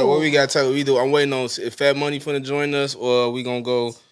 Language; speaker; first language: English; native; English